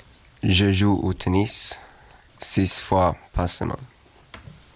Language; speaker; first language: French; non-native, learner; Swedish